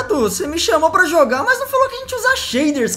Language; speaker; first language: Portuguese; native; Portuguese